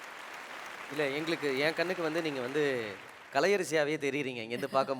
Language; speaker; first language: Tamil; native; Tamil